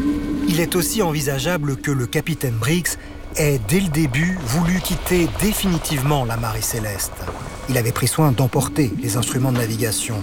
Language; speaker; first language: French; native; French